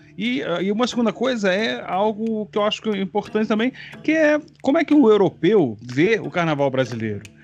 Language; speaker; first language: Portuguese; native; Portuguese